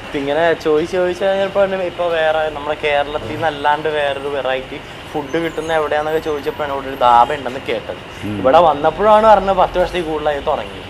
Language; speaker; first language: Malayalam; native; Malayalam